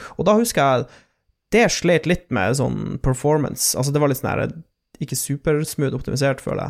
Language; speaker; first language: Norwegian; native; Norwegian